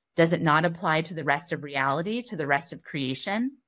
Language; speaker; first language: English; native; English